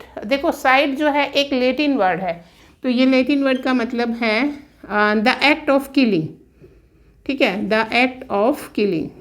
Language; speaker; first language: Hindi; native; Hindi